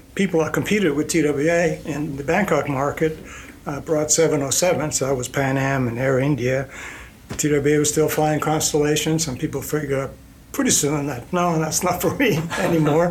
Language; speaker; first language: English; non-native, fluent; Icelandic